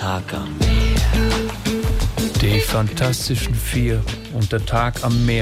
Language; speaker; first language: German; native; German